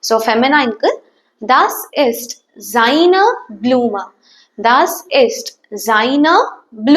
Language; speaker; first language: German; non-native, fluent; Tamil